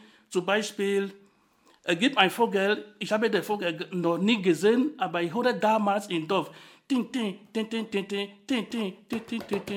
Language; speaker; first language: German; non-native, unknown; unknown